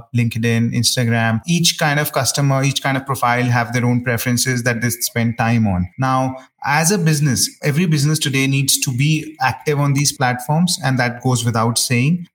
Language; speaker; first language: English; non-native, local second language; Hindi